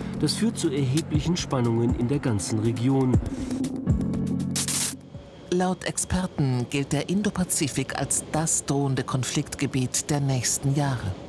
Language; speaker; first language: German; native; German